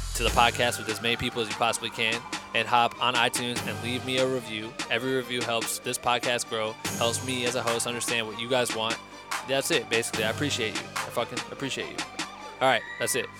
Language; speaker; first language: English; native; English